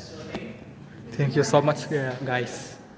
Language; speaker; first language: English; non-native, learner; Indonesian